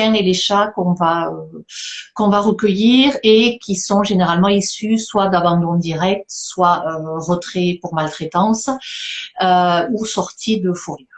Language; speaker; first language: French; native; French